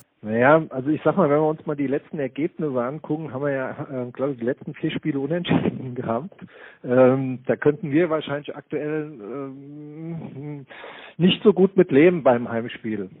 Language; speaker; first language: German; native; German